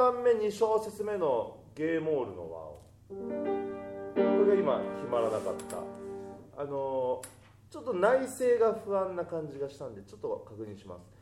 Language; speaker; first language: Japanese; native; Japanese